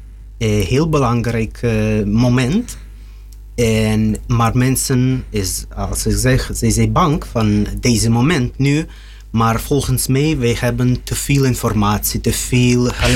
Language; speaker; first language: Dutch; non-native, learner; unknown